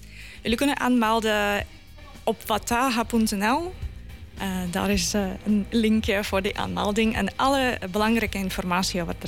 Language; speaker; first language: Dutch; non-native, fluent; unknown